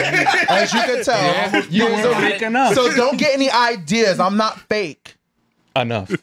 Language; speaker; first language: English; native; English